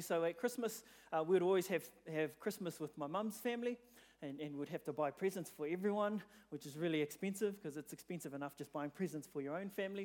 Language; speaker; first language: English; native; English